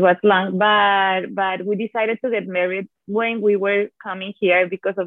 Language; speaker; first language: English; non-native, fluent; Italian